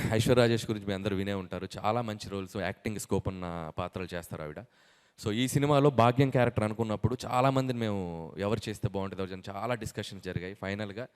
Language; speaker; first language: Telugu; native; Telugu